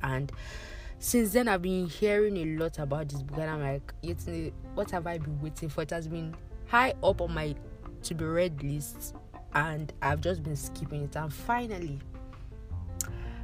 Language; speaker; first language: English; non-native, local second language; Yoruba